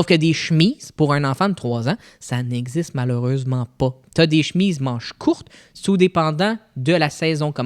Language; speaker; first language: French; native; French